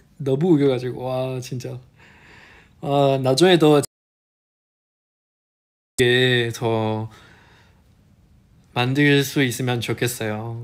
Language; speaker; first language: Korean; non-native, fluent; Chinese